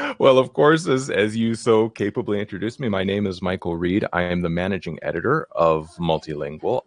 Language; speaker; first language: English; native; English